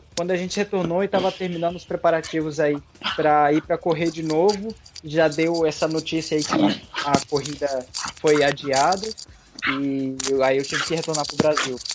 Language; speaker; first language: Portuguese; early bilingual, heritage; Portuguese